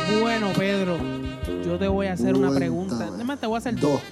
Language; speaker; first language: Spanish; native; Spanish